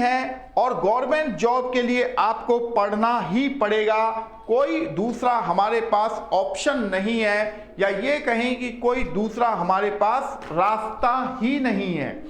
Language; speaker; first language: Hindi; native; Hindi